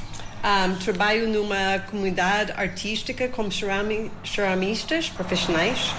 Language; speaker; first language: Portuguese; non-native, learner; English